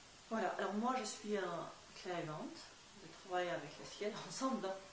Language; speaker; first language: French; non-native, fluent; German